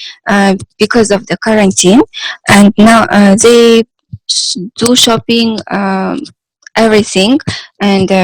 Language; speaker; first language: English; non-native, learner; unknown